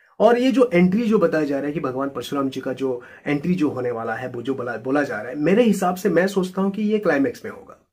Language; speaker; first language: Hindi; native; Hindi